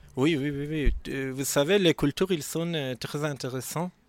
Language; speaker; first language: French; non-native, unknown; Persian